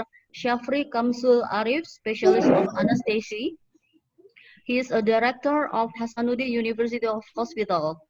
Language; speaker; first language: English; non-native, fluent; Indonesian